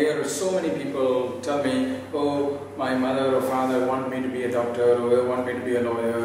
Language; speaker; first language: English; non-native, local second language; Tamil